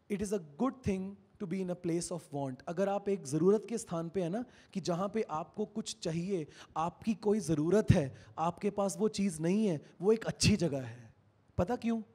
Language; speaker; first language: Hindi; native; Hindi